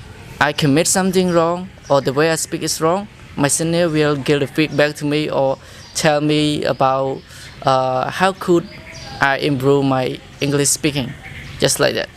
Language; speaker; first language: English; non-native, learner; Khmer